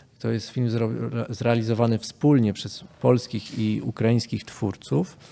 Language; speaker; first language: Polish; native; Polish